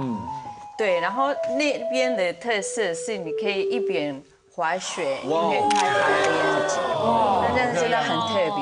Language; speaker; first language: Chinese; non-native, fluent; Spanish